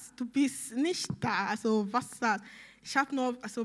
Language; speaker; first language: German; non-native, learner; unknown